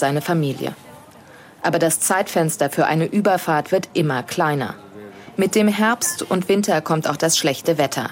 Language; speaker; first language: German; native; German